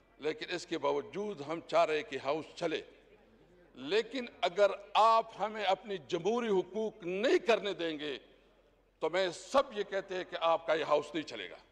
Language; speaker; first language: Urdu; non-native, local second language; Pashto